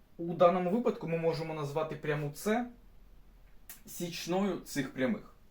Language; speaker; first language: Ukrainian; non-native, local second language; Russian